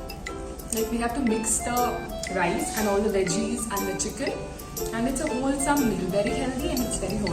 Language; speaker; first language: English; non-native, local second language; Bangla